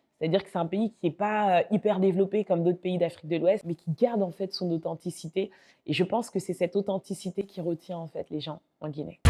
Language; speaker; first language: French; early bilingual, other home language; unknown